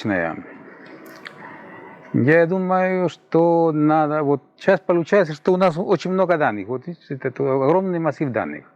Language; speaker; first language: Russian; non-native, fluent; Spanish